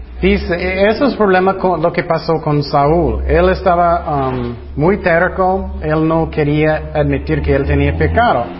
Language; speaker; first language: Spanish; non-native, fluent; English